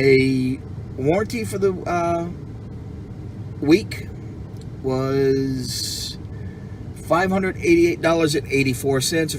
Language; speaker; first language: English; native; English